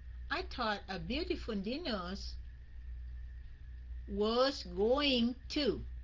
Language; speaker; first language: English; non-native, fluent; Vietnamese